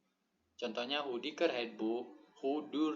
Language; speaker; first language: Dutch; non-native, learner; Indonesian